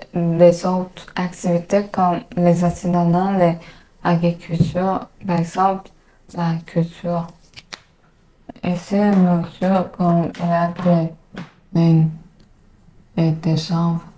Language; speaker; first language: French; non-native, learner; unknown